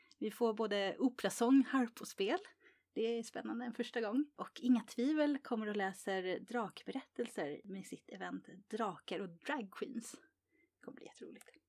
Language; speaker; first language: Swedish; native; Swedish